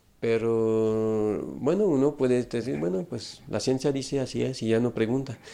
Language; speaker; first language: Spanish; non-native, fluent; French